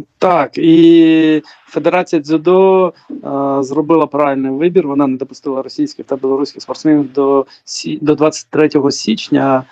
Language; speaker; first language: Ukrainian; early bilingual, other home language; Georgian